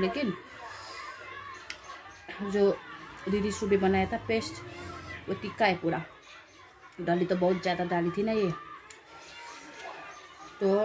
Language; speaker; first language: Hindi; non-native, local second language; Nepali